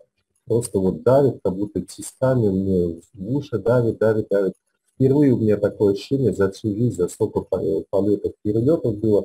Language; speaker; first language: Russian; native; Russian